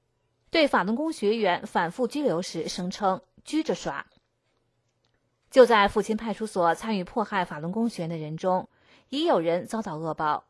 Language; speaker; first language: Chinese; native; Chinese